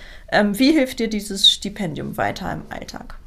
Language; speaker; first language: German; native; German